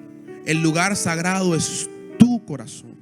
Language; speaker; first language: Spanish; native; Spanish